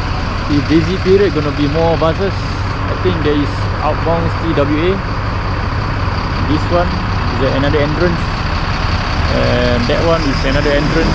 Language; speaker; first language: English; non-native, learner; Malay